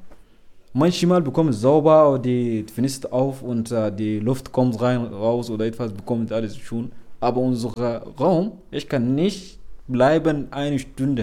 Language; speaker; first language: German; non-native, learner; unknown